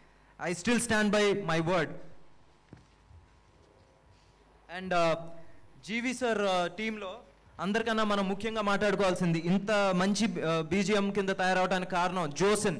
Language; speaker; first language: Telugu; native; Telugu